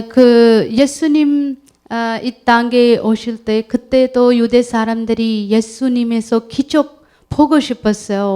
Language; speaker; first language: Korean; non-native, learner; Urdu